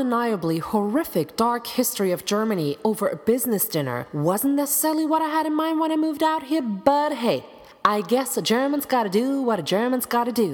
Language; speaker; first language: English; non-native, fluent; German